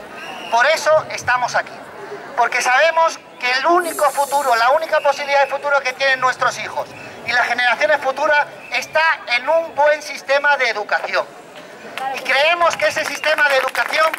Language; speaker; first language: Spanish; native; Spanish